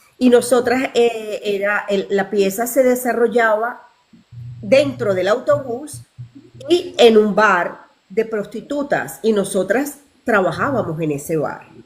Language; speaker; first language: Spanish; native; Spanish